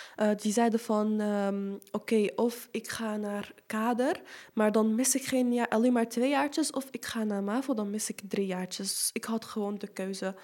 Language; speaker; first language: Dutch; non-native, fluent; Arabic